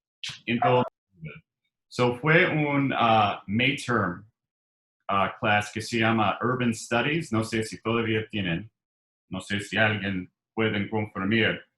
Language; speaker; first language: Spanish; non-native, learner; English